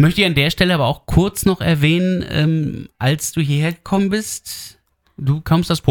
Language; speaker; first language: German; native; German